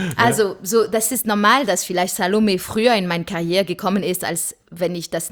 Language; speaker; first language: German; non-native, fluent; French